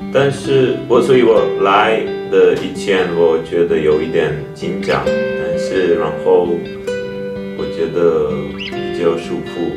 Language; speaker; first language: Chinese; non-native, fluent; Czech